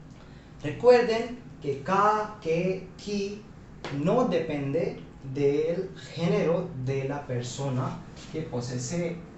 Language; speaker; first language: Spanish; non-native, fluent; Hindi